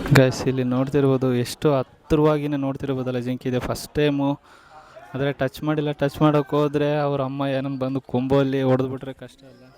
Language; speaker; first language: Kannada; native; Kannada